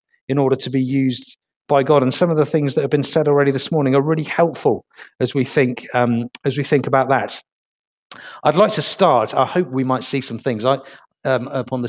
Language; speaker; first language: English; native; English